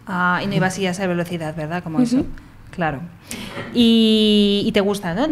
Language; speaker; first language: Spanish; native; Spanish